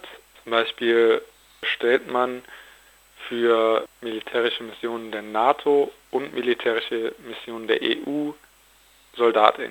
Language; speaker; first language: German; native; German